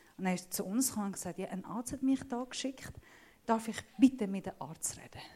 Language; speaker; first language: German; non-native, fluent; Assyrian Neo-Aramaic